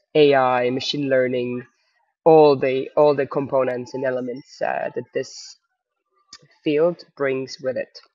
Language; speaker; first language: English; non-native, fluent; Estonian